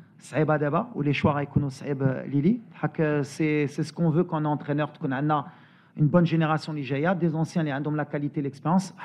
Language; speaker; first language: French; native; French